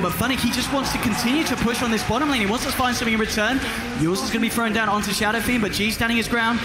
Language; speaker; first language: English; native; English